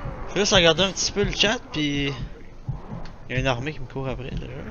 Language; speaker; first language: French; native; French